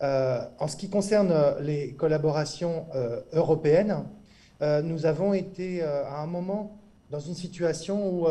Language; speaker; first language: French; native; French